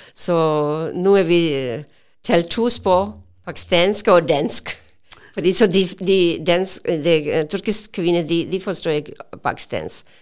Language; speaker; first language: Danish; non-native, learner; Urdu